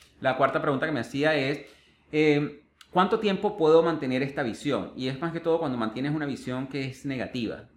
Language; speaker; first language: Spanish; native; Spanish